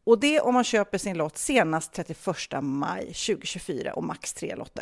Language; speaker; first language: Swedish; native; Swedish